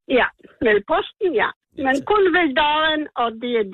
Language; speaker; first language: Danish; non-native, learner; Polish